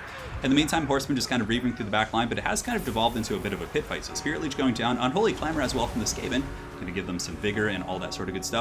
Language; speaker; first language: English; native; English